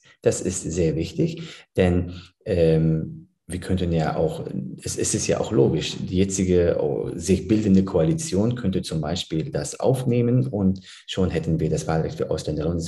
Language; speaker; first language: German; early bilingual, other home language; Turkish